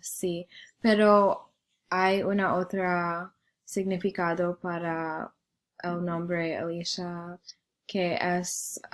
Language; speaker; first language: Spanish; non-native, learner; English